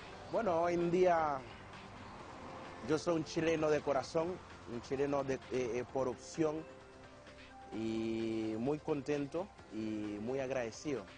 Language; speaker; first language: Spanish; non-native, fluent; Haitian Creole